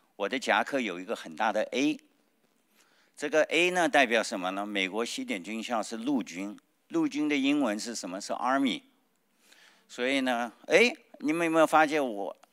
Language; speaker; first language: Chinese; native; Chinese